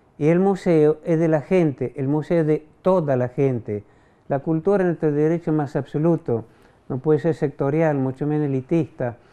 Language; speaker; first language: Spanish; non-native, fluent; French